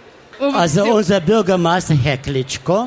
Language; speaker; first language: German; non-native, learner; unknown